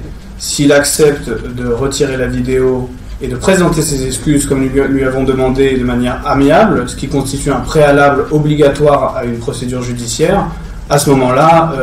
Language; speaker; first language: French; native; French